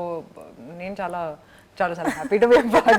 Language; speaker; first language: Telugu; non-native, learner; Hindi